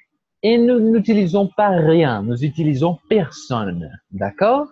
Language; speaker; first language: French; non-native, fluent; Portuguese